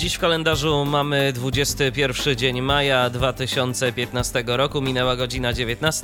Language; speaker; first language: Polish; native; Polish